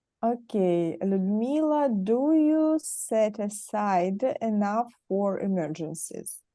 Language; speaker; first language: English; non-native, learner; Russian